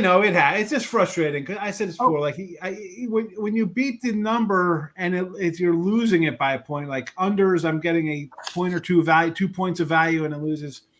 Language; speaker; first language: English; native; English